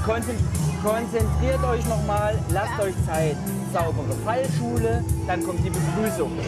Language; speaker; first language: German; native; German